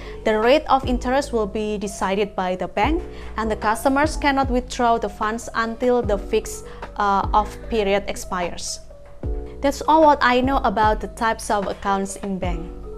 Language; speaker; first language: English; non-native, fluent; Indonesian